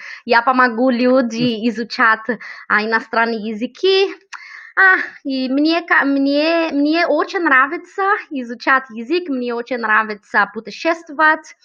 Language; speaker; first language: Russian; non-native, learner; Portuguese